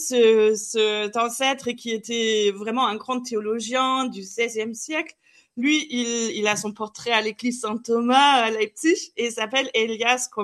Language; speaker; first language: French; non-native, fluent; German